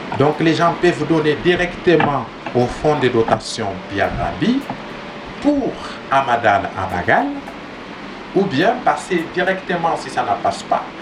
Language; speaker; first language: French; non-native, local second language; Tamasheq